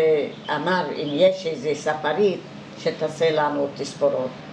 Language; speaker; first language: Hebrew; non-native, fluent; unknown